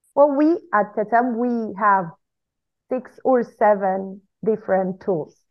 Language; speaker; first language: English; non-native, fluent; Spanish